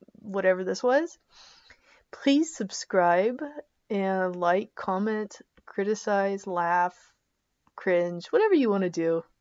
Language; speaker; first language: English; native; English